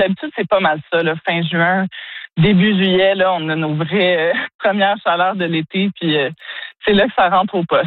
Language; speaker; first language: French; native; French